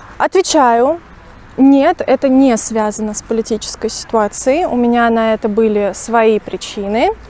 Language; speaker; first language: Russian; native; Russian